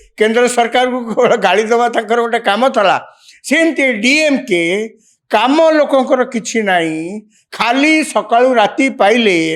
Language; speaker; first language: Odia; native; Odia